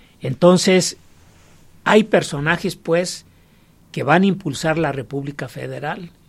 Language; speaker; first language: Spanish; native; Spanish